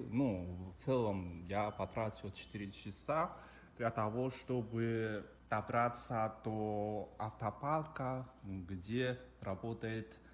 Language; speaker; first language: Russian; non-native, fluent; Chinese